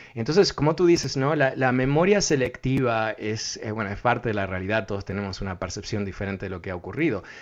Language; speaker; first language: Spanish; native; Spanish